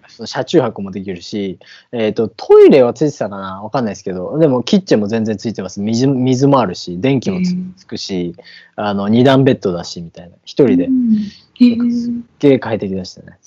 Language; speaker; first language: Japanese; native; Japanese